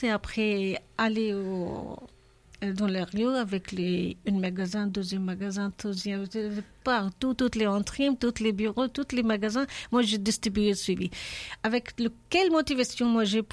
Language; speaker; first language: French; non-native, learner; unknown